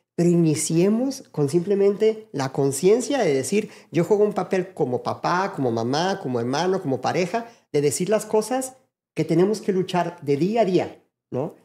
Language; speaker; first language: Spanish; native; Spanish